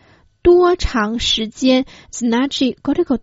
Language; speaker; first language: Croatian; non-native, fluent; Chinese